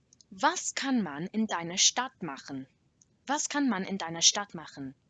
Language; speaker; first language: German; non-native, learner; English